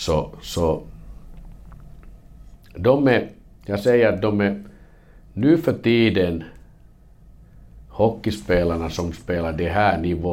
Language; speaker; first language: Swedish; non-native, learner; Finnish